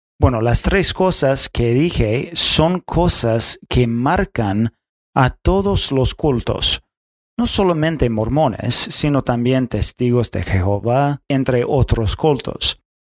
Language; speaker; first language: Spanish; non-native, fluent; English